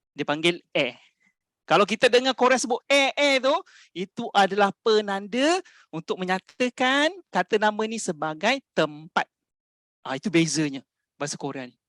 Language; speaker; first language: Malay; native; Malay